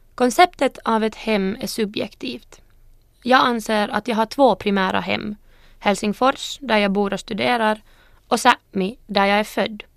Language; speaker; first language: Swedish; early bilingual, other home language; Northern Sami